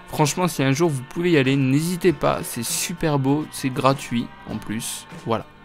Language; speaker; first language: French; native; French